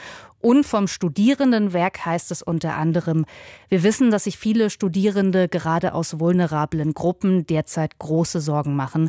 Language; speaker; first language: German; native; German